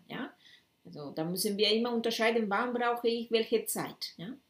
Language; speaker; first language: German; non-native, fluent; Spanish